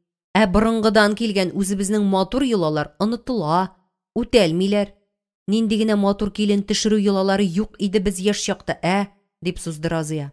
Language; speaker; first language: Tatar; native; Tatar